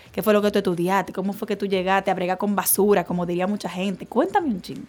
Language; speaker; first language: Spanish; native; Spanish